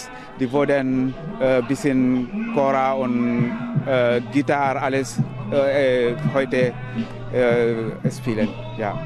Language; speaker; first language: German; non-native, learner; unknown